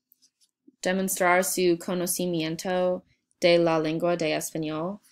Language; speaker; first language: Spanish; non-native, learner; English